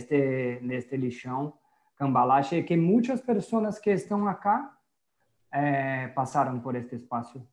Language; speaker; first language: Portuguese; non-native, fluent; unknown